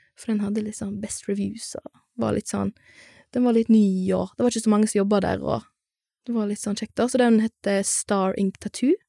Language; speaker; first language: Norwegian; native; Norwegian